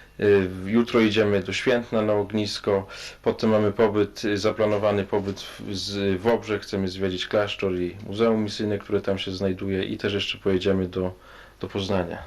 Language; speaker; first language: Polish; native; Polish